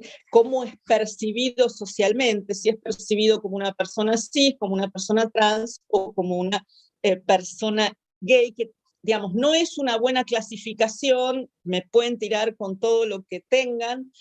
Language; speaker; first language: Spanish; native; Spanish